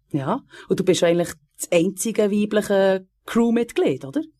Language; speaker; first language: German; native; German